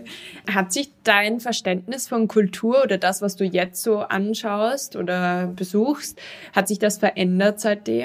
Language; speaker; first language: German; native; German